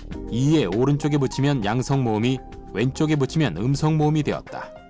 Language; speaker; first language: Korean; native; Korean